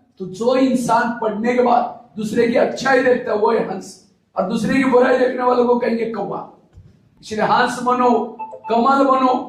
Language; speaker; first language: Hindi; non-native, local second language; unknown